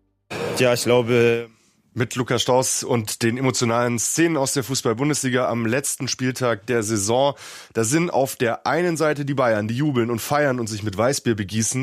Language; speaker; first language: German; native; German